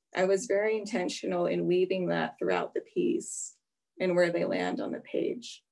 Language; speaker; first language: English; native; English